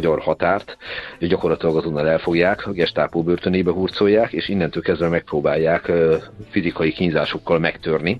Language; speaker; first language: Hungarian; native; Hungarian